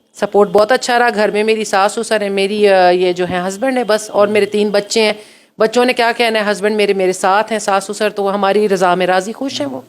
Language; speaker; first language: Urdu; native; Urdu